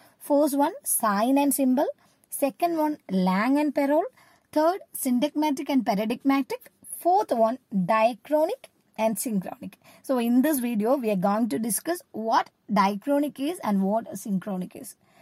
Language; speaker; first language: English; non-native, local second language; Malayalam